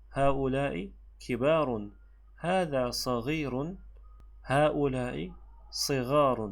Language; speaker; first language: Arabic; non-native, fluent; Turkish